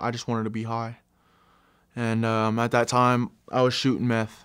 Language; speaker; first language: English; native; English